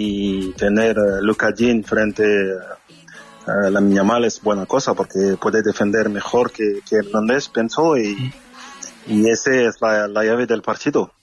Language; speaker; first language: Spanish; non-native, fluent; French